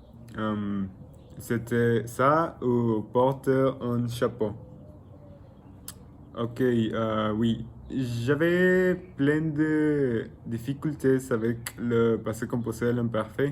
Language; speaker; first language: French; non-native, learner; Spanish